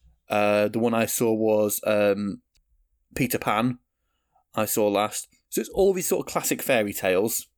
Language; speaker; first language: English; native; English